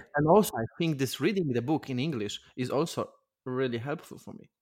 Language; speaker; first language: English; non-native, learner; Polish